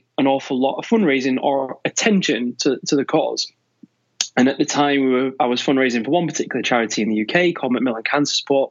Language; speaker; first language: English; native; English